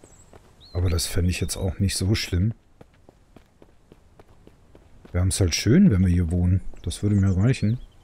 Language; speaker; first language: German; native; German